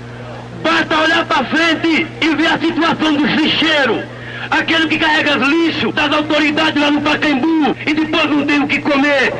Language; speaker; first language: Portuguese; native; Portuguese